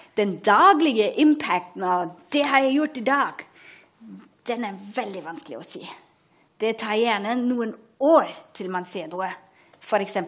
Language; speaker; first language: Norwegian; non-native, fluent; German